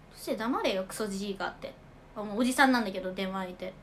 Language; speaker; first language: Japanese; native; Japanese